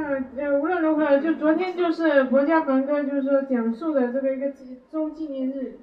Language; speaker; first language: Chinese; native; Chinese